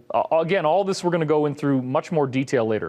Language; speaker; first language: English; native; English